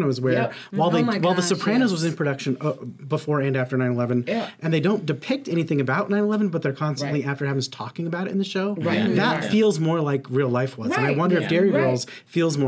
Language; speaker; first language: English; native; English